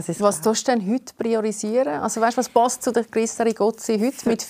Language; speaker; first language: German; native; German